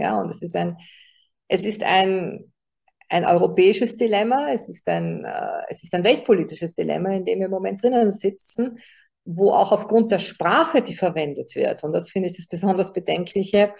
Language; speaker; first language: German; native; German